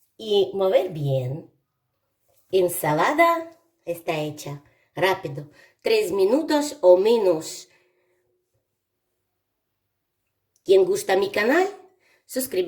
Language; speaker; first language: Spanish; non-native, learner; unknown